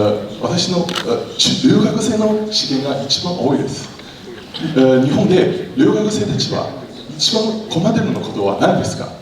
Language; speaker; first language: Japanese; non-native, learner; Chinese